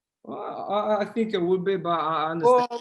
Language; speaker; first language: English; native; English